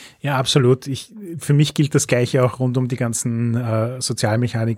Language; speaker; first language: German; native; German